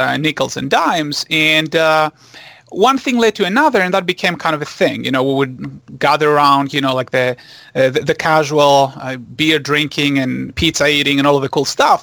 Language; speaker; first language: English; non-native, fluent; Greek